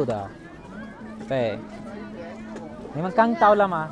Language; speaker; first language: Chinese; non-native, learner; Hindi